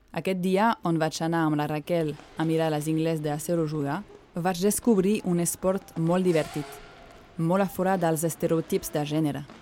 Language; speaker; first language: Catalan; non-native, fluent; French